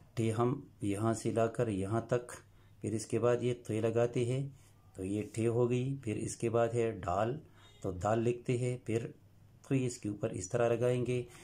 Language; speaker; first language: Urdu; non-native, local second language; Pashto